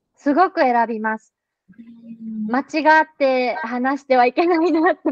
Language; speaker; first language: Japanese; native; Japanese